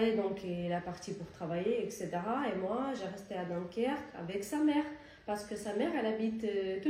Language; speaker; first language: French; non-native, learner; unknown